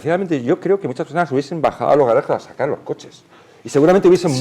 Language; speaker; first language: Spanish; native; Spanish